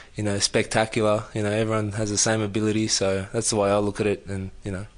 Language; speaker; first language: English; native; English